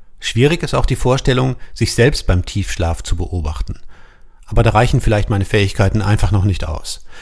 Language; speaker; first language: German; native; German